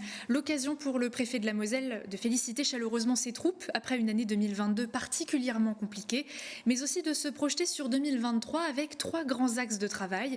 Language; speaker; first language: French; native; French